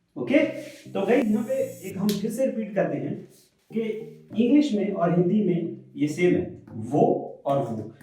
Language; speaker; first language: Hindi; native; Hindi